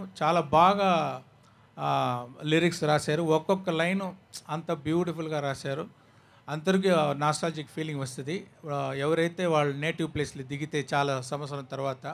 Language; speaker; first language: Telugu; non-native, fluent; Tamil